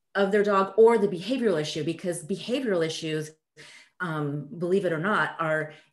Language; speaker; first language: English; early bilingual, other home language; French